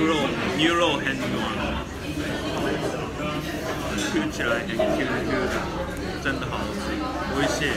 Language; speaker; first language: Chinese; non-native, learner; Japanese